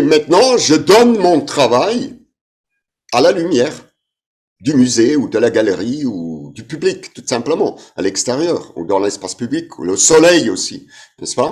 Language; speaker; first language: French; non-native, fluent; German